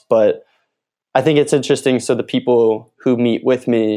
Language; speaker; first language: English; native; English